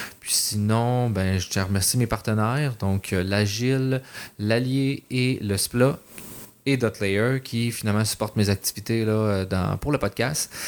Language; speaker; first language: French; native; French